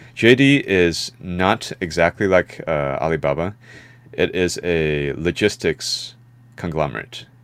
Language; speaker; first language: English; native; English